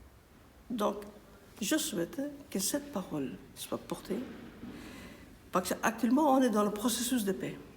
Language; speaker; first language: French; non-native, fluent; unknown